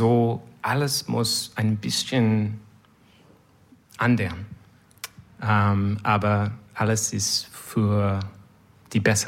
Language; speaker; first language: German; non-native, learner; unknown